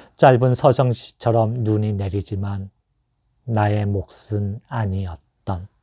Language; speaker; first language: Korean; native; Korean